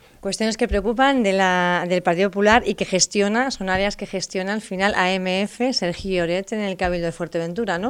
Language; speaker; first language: Spanish; native; Spanish